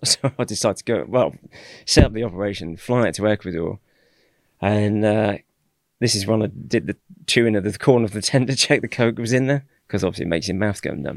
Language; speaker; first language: English; native; English